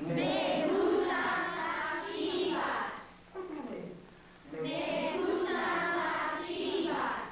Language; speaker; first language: Spanish; non-native, learner; English